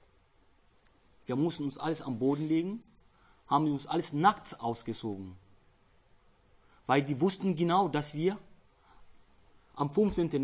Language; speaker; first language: German; non-native, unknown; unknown